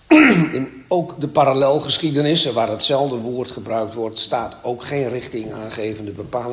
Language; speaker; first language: Dutch; native; Dutch